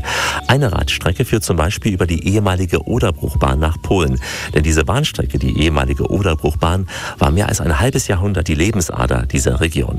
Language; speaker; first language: German; native; German